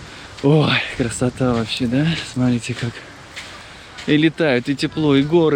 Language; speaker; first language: Russian; native; Russian